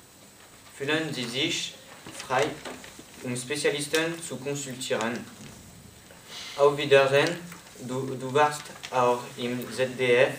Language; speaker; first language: German; non-native, learner; French